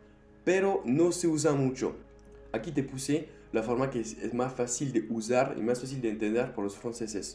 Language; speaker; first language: Spanish; non-native, fluent; French